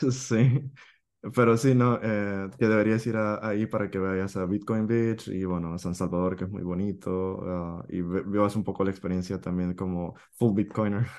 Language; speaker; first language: Spanish; native; Spanish